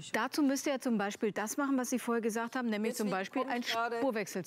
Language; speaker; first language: German; native; German